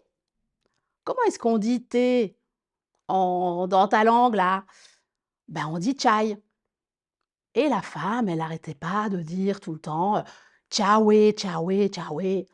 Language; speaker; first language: French; early bilingual, other home language; Rundi